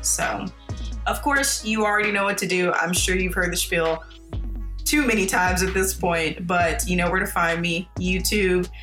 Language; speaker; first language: English; native; English